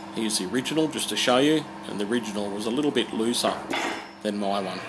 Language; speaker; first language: English; native; English